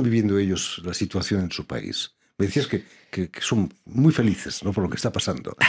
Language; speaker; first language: Spanish; native; Spanish